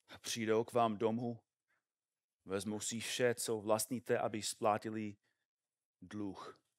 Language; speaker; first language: Czech; non-native, fluent; English